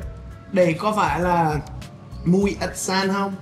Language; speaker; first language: Vietnamese; non-native, fluent; English